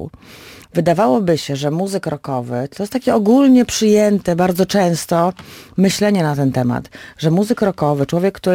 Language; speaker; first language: Polish; native; Polish